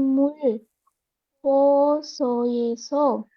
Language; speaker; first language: Korean; non-native, learner; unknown